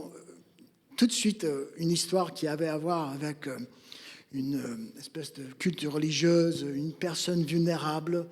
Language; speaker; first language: French; non-native, fluent; English